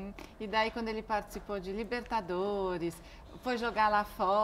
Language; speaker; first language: Portuguese; native; Portuguese